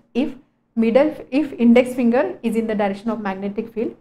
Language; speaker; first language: English; non-native, local second language; Marathi